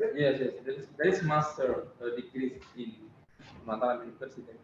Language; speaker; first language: English; non-native, learner; Indonesian